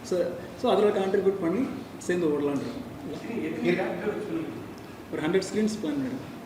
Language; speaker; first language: Tamil; native; Tamil